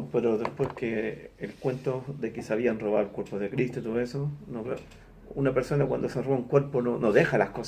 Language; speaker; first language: Spanish; native; Spanish